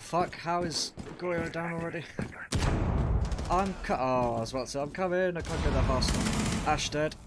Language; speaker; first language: English; native; English